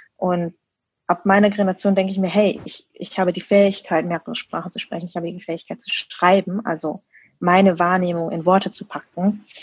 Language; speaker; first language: German; early bilingual, other home language; Vietnamese